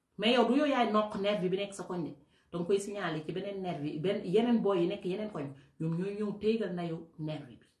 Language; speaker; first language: Wolof; native; Wolof